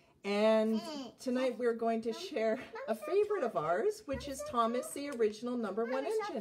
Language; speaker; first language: English; native; English